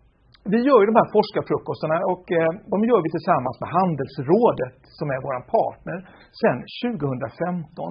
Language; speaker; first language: Swedish; native; Swedish